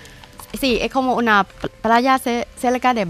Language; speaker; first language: Spanish; non-native, learner; Thai